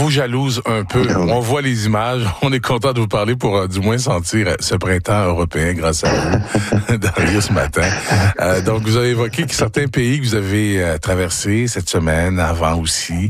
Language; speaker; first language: French; native; French